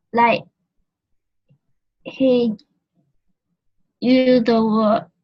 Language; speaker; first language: English; non-native, learner; Vietnamese